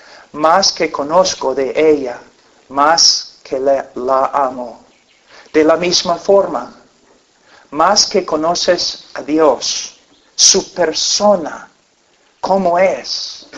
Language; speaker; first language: Spanish; non-native, fluent; English